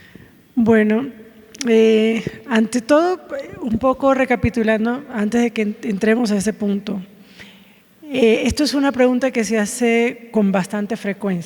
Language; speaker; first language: Spanish; non-native, fluent; English